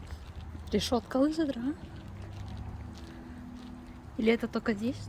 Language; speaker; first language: Russian; non-native, local second language; Tuvinian